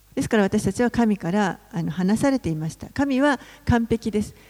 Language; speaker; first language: Japanese; non-native, fluent; English